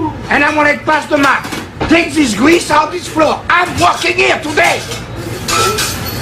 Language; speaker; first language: English; non-native, fluent; French